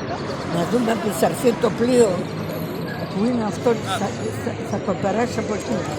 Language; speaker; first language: Greek; non-native, learner; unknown